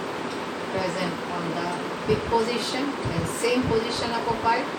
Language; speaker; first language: English; non-native, local second language; Hindi